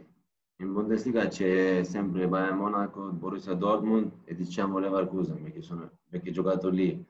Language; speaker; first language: Italian; non-native, learner; Turkish